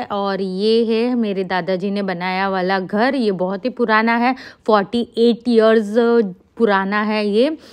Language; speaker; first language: Hindi; non-native, local second language; Gujarati